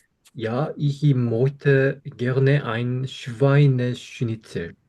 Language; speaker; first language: German; non-native, learner; Korean